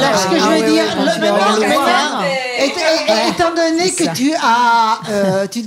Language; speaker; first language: French; native; French